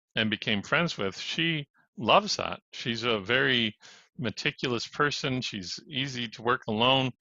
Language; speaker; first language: English; native; English